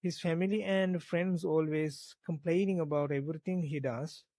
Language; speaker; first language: English; non-native, local second language; Sinhala